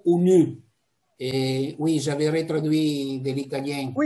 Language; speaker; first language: French; non-native, fluent; Italian